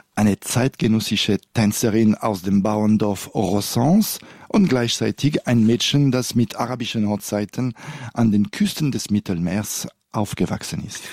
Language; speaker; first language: German; non-native, local second language; French